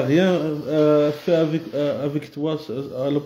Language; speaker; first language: French; non-native, local second language; Arabic